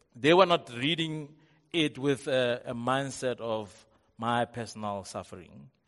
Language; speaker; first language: English; non-native, local second language; Tswana